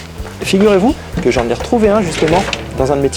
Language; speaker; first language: French; native; French